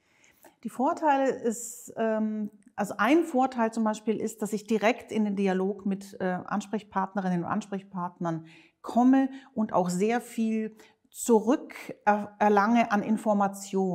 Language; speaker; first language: German; native; German